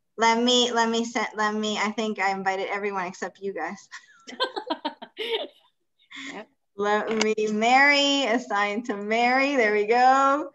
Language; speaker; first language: English; non-native, fluent; Spanish